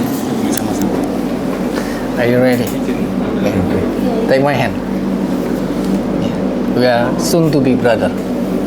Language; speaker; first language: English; non-native, learner; Indonesian